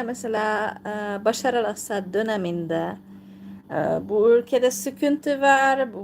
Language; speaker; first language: Turkish; non-native, fluent; Hungarian